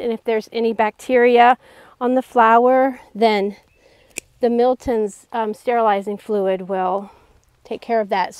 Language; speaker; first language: English; native; English